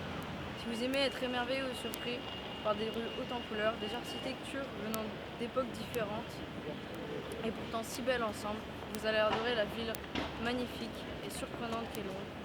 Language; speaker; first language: French; native; French